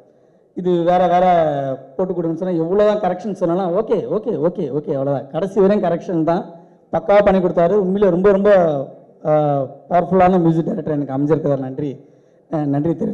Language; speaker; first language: Tamil; native; Tamil